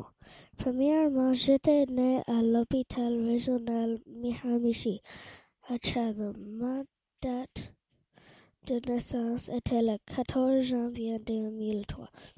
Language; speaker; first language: French; non-native, learner; English